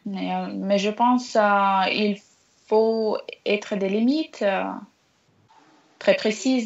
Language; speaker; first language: French; non-native, learner; Russian